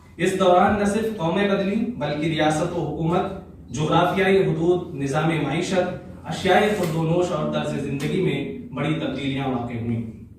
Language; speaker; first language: Urdu; native; Urdu